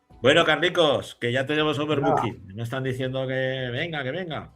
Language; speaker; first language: Spanish; native; Spanish